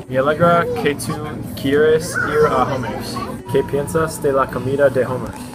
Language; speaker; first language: Spanish; non-native, learner; English